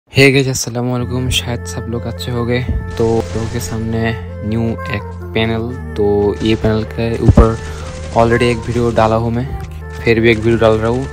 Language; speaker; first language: Hindi; non-native, learner; Bangla